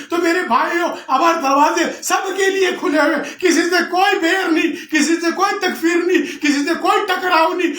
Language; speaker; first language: Urdu; non-native, local second language; Pashto